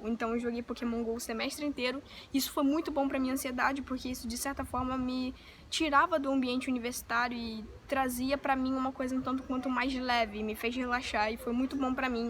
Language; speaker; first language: Portuguese; native; Portuguese